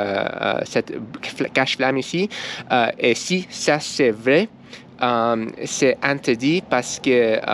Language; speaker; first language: French; non-native, learner; English